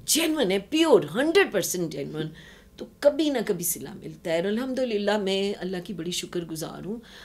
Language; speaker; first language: Urdu; non-native, local second language; Punjabi